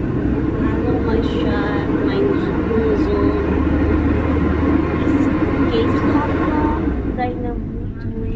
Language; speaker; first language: German; non-native, learner; Filipino